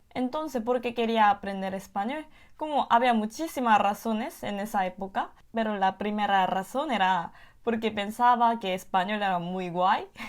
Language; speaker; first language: Spanish; non-native, fluent; Korean